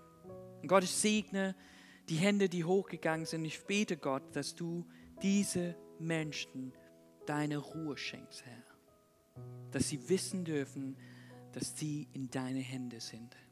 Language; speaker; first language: German; non-native, fluent; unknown